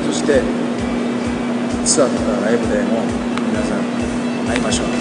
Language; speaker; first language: Japanese; non-native, fluent; Korean